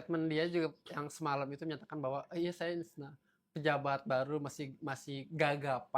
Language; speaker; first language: Indonesian; native; Indonesian